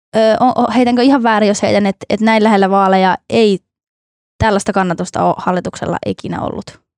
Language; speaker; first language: Finnish; native; Finnish